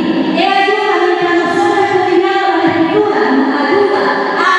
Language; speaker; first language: Spanish; native; Spanish